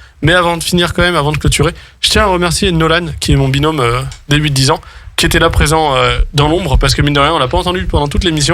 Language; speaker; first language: French; native; French